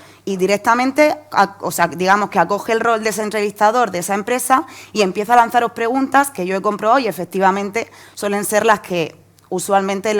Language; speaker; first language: Spanish; native; Spanish